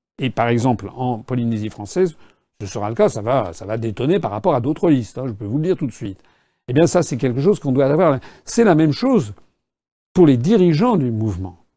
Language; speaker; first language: French; native; French